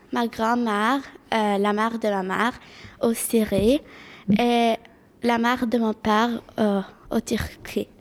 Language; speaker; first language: French; early bilingual, other home language; Arabic